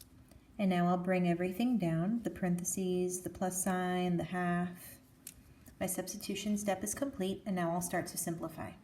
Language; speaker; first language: English; native; English